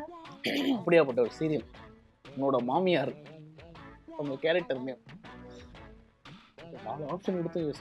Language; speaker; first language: Tamil; native; Tamil